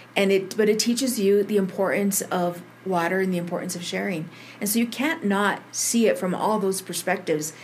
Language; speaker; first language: English; early bilingual, other home language; Spanish